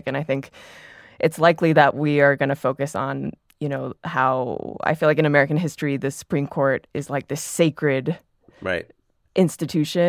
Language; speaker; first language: English; native; English